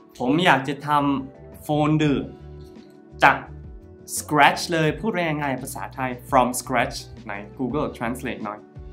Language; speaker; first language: Thai; non-native, fluent; English